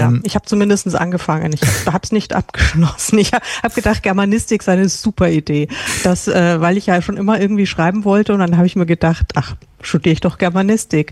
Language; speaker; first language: German; native; German